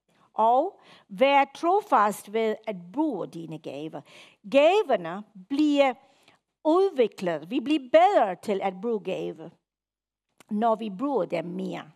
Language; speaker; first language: Danish; non-native, fluent; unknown